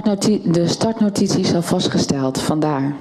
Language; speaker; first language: Dutch; native; Dutch